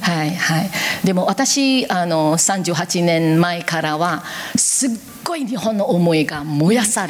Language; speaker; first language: Japanese; non-native, learner; Korean